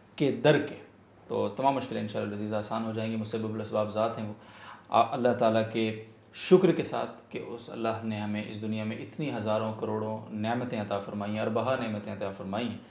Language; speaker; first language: Urdu; native; Urdu